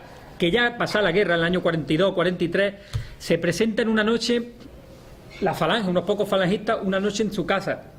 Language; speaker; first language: Spanish; native; Spanish